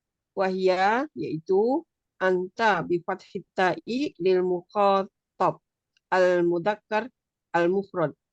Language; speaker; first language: Arabic; non-native, learner; Indonesian